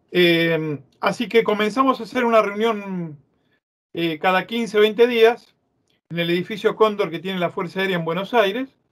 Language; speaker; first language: Spanish; native; Spanish